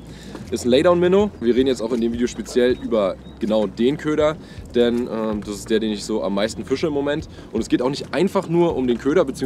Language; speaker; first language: German; native; German